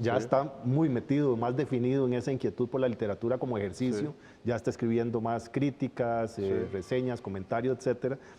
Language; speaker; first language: Spanish; native; Spanish